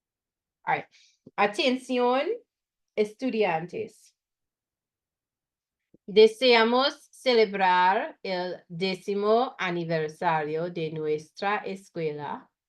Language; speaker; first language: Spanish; non-native, fluent; English